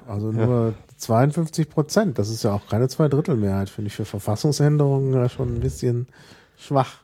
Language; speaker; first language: German; native; German